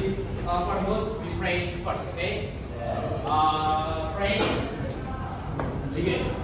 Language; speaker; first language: English; non-native, learner; Indonesian